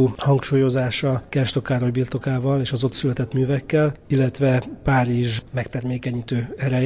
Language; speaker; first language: Hungarian; native; Hungarian